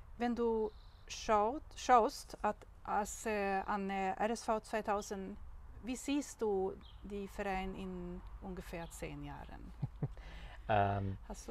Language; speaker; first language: German; non-native, learner; Swedish